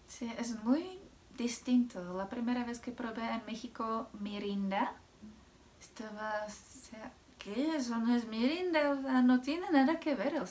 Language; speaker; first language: Spanish; non-native, fluent; Czech